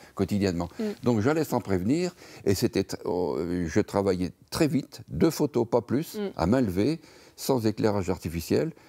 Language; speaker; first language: French; native; French